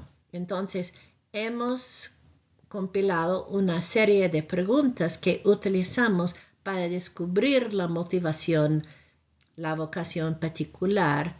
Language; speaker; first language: Spanish; non-native, fluent; English